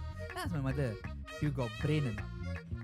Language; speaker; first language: English; native; English